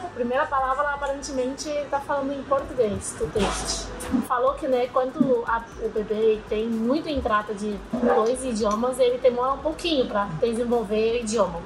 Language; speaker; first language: Portuguese; non-native, fluent; Chinese